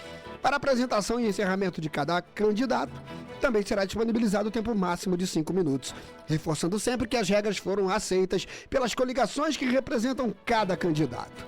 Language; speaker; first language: Portuguese; native; Portuguese